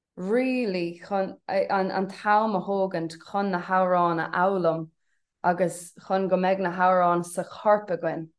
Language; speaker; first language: Irish; non-native, local second language; English